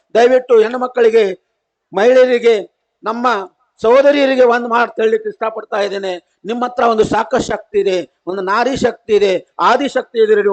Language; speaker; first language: Kannada; non-native, local second language; Marathi